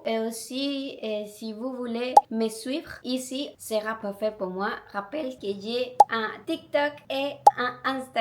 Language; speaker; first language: French; non-native, learner; Spanish